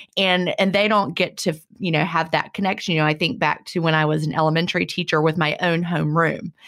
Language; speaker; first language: English; native; English